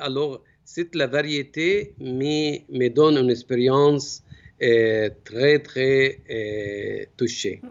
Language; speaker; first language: French; non-native, learner; Arabic